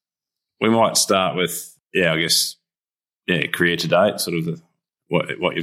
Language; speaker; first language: English; native; English